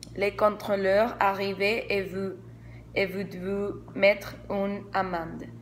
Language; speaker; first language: French; non-native, learner; Spanish